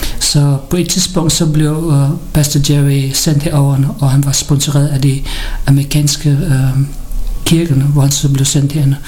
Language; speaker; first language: Danish; early bilingual, other home language; Filipino